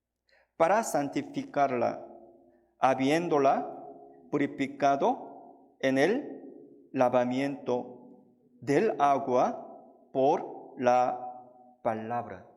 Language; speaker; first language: Spanish; non-native, fluent; Korean